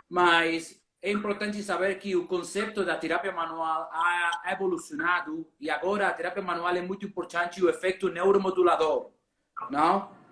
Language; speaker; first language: Portuguese; non-native, learner; Spanish